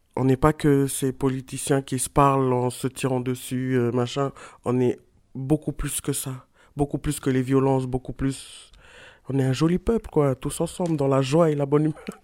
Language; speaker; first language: French; native; French